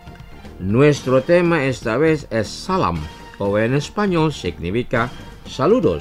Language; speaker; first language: Spanish; non-native, fluent; Indonesian